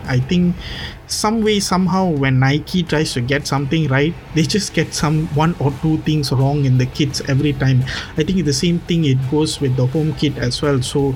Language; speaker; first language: English; non-native, local second language; Tamil